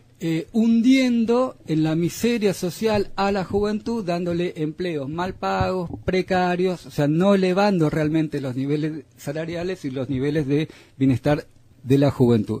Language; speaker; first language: Spanish; native; Spanish